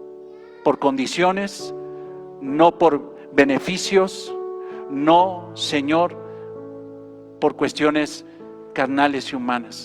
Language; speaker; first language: Spanish; native; Spanish